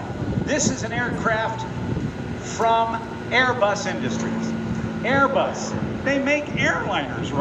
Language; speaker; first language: English; native; English